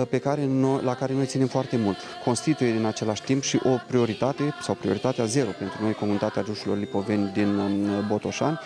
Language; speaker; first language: Romanian; non-native, local second language; Russian